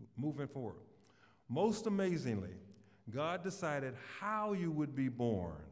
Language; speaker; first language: English; native; English